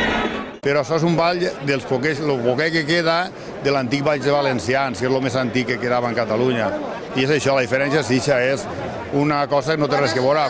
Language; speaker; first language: Catalan; native; Catalan